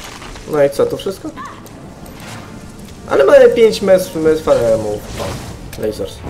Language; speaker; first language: Polish; native; Polish